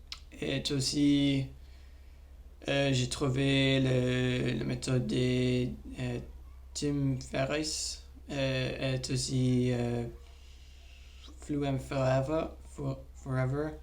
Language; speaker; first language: French; non-native, learner; English